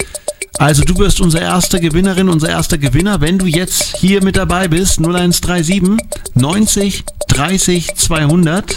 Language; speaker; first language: German; native; German